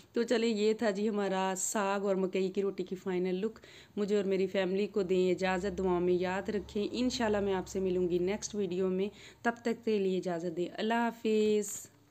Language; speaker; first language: Urdu; non-native, local second language; Punjabi